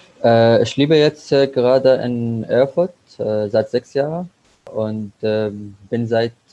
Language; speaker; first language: German; non-native, learner; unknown